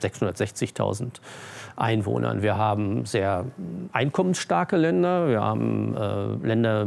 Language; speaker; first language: German; native; German